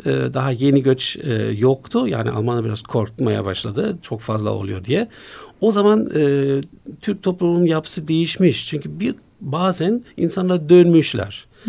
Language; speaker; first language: Turkish; non-native, fluent; German